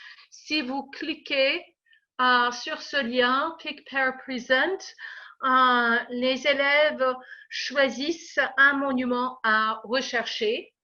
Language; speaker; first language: French; non-native, fluent; English